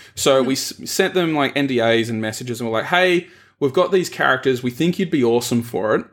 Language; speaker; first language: English; native; English